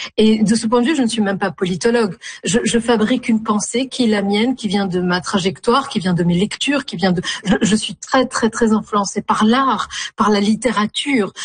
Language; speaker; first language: French; non-native, local second language; Arabic